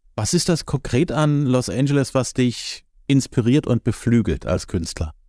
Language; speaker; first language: German; native; German